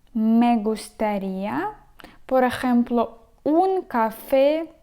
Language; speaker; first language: Spanish; non-native, fluent; Ukrainian